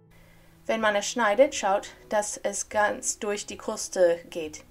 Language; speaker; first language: German; non-native, fluent; English